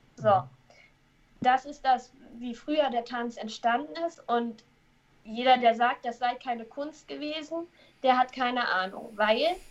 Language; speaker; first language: German; native; German